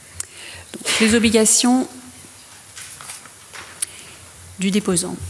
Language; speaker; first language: French; native; French